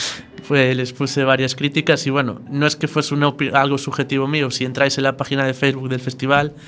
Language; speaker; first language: Spanish; native; Spanish